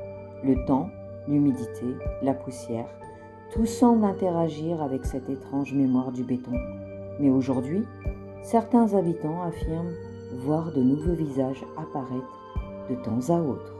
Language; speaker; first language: French; native; French